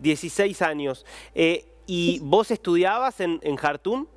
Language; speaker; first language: Spanish; native; Spanish